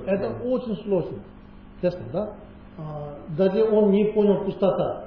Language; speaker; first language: Russian; non-native, learner; Tibetan